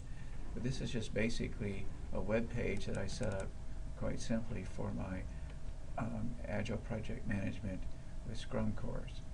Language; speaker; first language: English; native; English